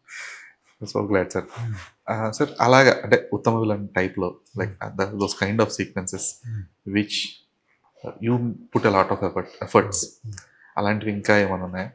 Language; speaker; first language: Telugu; native; Telugu